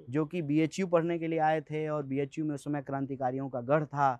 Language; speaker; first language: Hindi; native; Hindi